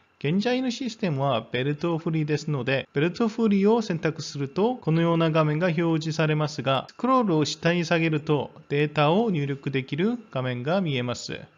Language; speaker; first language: Japanese; non-native, fluent; Korean